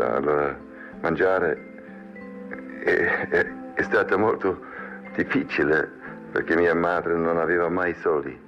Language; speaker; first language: Italian; non-native, learner; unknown